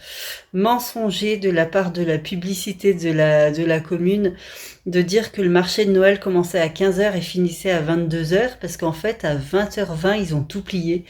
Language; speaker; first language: French; native; French